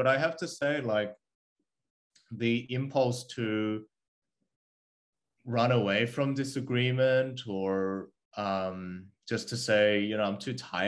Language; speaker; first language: English; early bilingual, other home language; Korean